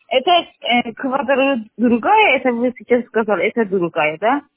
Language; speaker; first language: Russian; non-native, learner; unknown